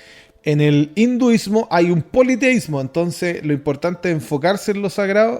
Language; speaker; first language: Spanish; native; Spanish